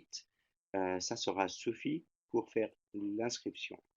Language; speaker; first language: French; non-native, fluent; Turkish